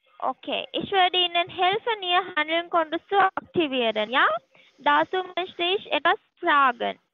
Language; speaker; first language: German; non-native, learner; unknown